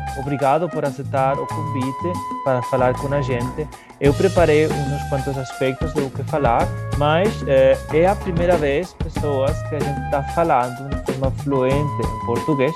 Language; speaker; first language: Portuguese; non-native, learner; Spanish